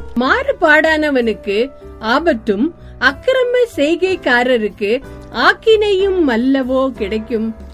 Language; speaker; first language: Tamil; native; Tamil